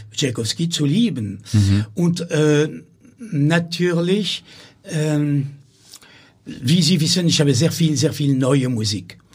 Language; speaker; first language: German; non-native, learner; French